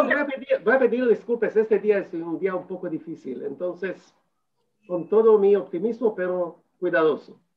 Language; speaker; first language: Spanish; non-native, fluent; Hebrew